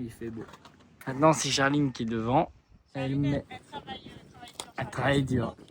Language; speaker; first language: French; native; French